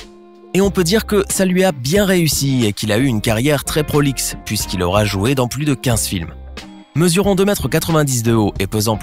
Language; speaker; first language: French; native; French